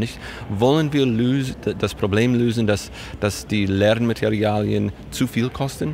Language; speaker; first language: German; non-native, fluent; English